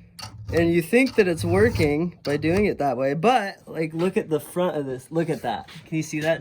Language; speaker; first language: English; native; English